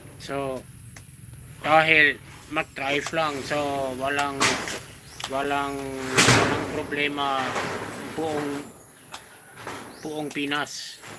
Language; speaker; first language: Filipino; non-native, learner; German